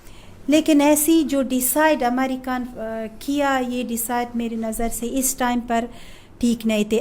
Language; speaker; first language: Hindi; non-native, fluent; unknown